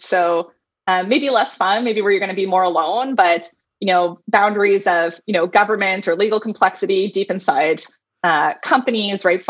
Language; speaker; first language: English; native; English